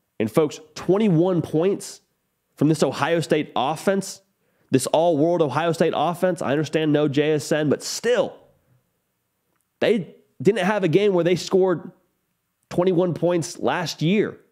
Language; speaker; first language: English; native; English